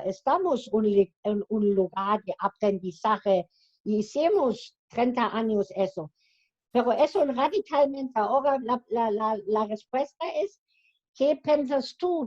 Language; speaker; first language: Spanish; non-native, fluent; German